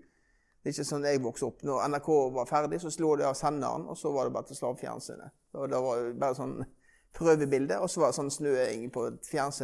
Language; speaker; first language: Norwegian; native; Norwegian